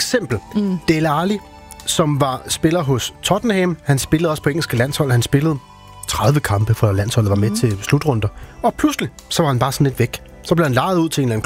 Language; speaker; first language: Danish; native; Danish